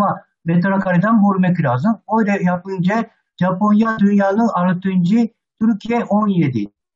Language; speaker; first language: Turkish; non-native, learner; Japanese